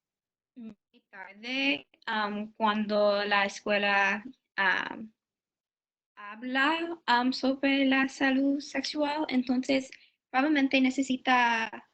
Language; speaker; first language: Spanish; non-native, learner; English